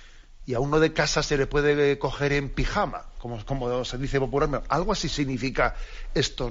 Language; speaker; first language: Spanish; native; Spanish